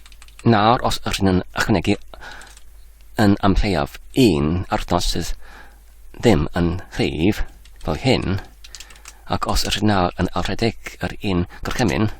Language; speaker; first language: Welsh; non-native, learner; English